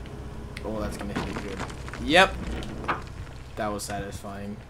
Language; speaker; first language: English; native; English